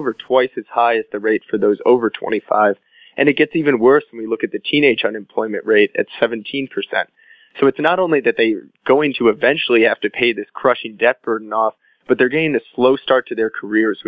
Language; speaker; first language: English; native; English